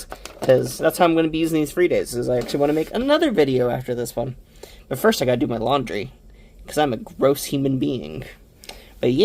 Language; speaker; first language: English; native; English